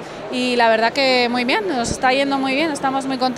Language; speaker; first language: Spanish; native; Spanish